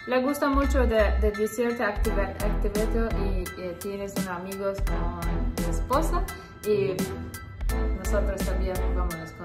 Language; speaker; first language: Spanish; non-native, learner; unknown